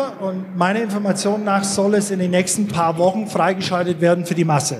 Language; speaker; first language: German; non-native, fluent; English